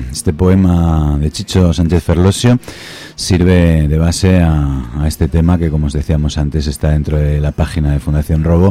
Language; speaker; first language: Spanish; native; Spanish